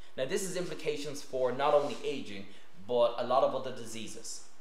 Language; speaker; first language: English; native; English